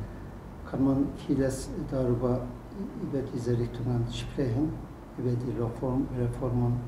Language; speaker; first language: German; non-native, learner; Turkish